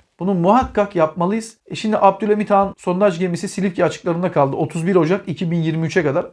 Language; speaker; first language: Turkish; native; Turkish